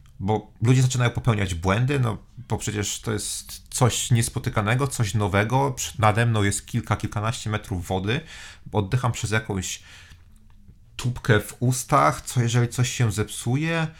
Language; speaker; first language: Polish; native; Polish